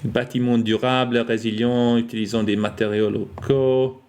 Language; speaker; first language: French; non-native, fluent; English